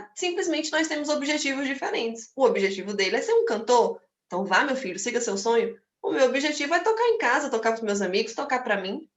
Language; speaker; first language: Portuguese; native; Portuguese